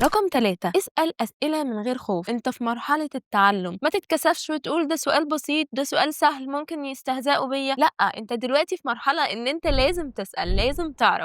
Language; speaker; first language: Arabic; native; Arabic